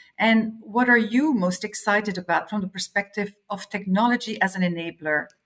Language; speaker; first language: English; non-native, fluent; Dutch